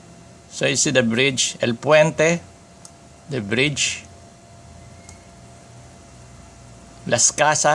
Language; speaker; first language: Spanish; non-native, fluent; Filipino